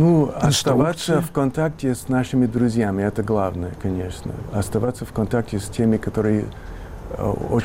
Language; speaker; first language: Russian; non-native, fluent; English